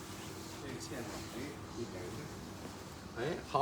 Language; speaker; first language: Chinese; native; Chinese